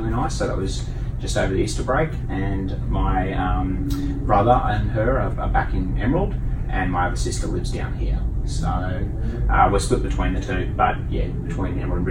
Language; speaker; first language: English; native; English